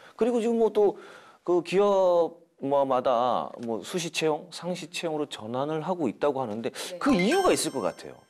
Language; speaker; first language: Korean; native; Korean